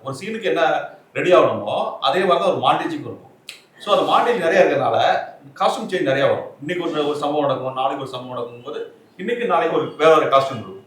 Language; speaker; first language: Tamil; native; Tamil